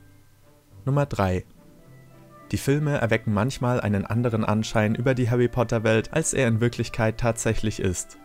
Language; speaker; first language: German; native; German